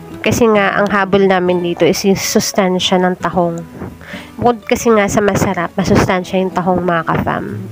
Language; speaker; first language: Filipino; non-native, local second language; Aklanon